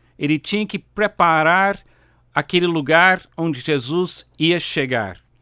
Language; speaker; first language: Portuguese; non-native, fluent; English